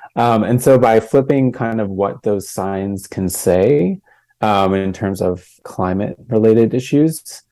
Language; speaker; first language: English; native; English